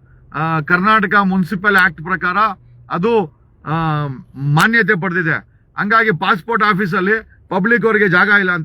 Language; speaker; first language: Kannada; native; Kannada